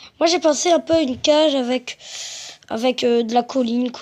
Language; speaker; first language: French; native; French